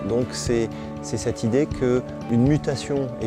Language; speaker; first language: French; native; French